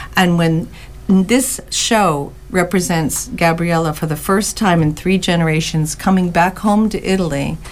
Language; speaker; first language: English; native; English